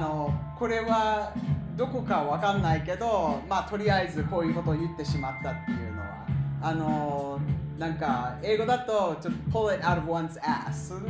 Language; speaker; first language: Japanese; non-native, fluent; English